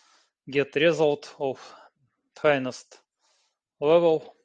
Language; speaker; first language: English; non-native, learner; Russian